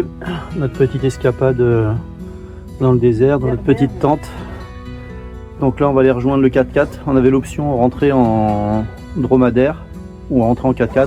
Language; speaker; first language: French; native; French